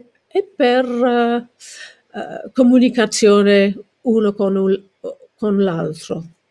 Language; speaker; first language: Italian; non-native, learner; English